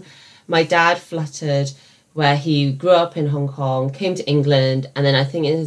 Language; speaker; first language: English; native; English